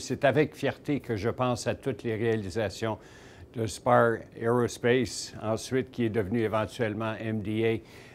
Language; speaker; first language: French; native; French